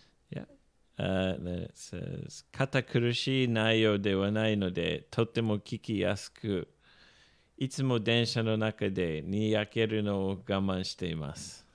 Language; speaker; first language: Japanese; non-native, fluent; English